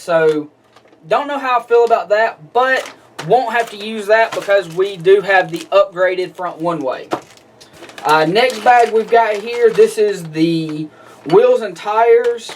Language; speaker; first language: English; native; English